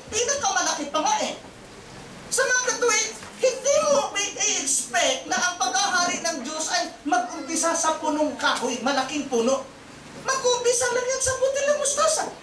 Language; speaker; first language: Filipino; non-native, local second language; Cebuano